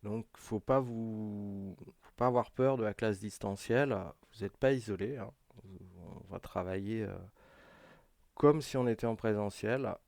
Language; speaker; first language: French; native; French